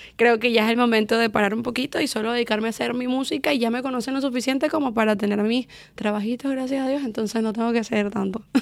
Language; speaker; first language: Spanish; native; Spanish